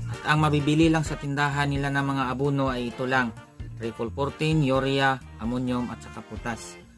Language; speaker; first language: Filipino; non-native, local second language; Cebuano